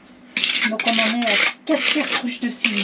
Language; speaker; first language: French; native; French